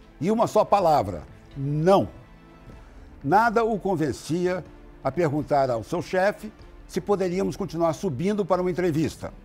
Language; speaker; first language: Portuguese; native; Portuguese